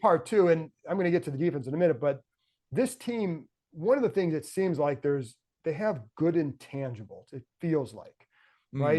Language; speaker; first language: English; native; English